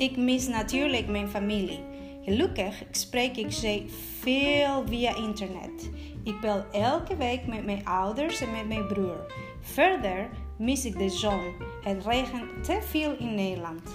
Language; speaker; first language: Dutch; non-native, fluent; Spanish